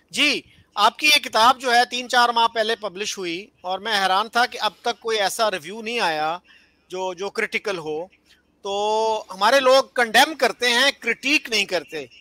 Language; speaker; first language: Urdu; native; Urdu